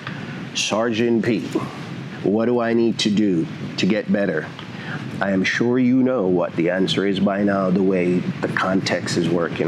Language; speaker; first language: English; native; English